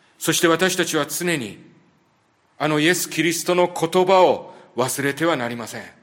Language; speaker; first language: Japanese; native; Japanese